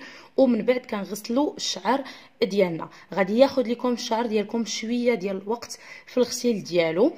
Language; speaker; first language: Arabic; native; Arabic